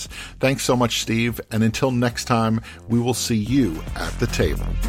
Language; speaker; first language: English; native; English